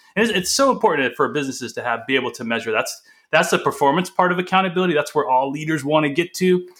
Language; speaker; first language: English; early bilingual, other home language; Portuguese